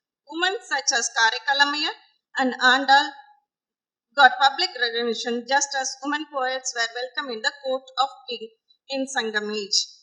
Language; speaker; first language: English; non-native, local second language; Tamil